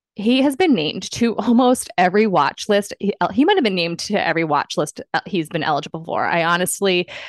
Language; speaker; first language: English; native; English